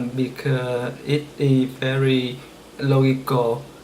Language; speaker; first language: English; non-native, learner; Vietnamese